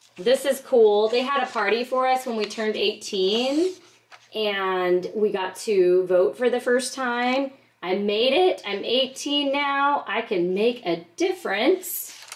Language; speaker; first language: English; native; English